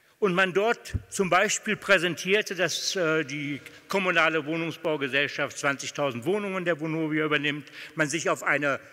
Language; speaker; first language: German; native; German